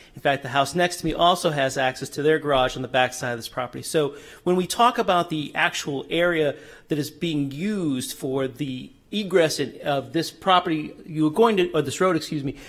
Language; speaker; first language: English; native; English